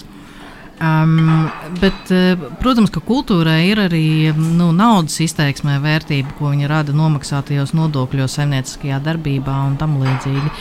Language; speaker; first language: Latvian; native; Latvian